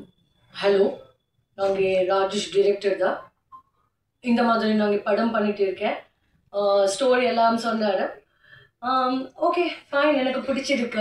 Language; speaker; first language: Tamil; non-native, learner; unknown